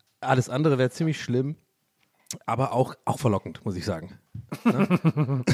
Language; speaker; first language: German; native; German